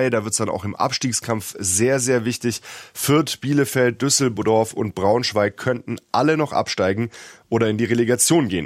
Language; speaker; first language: German; native; German